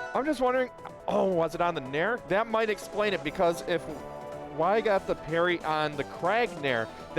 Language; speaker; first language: English; native; English